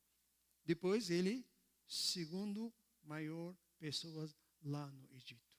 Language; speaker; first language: Portuguese; non-native, learner; Arabic